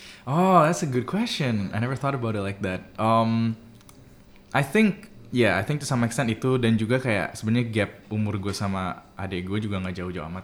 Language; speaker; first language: English; early bilingual, other home language; Indonesian